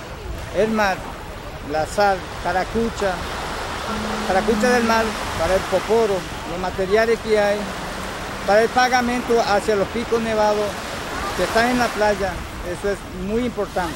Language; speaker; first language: Spanish; non-native, local second language; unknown